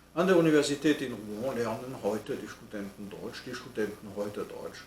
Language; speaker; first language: German; non-native, fluent; French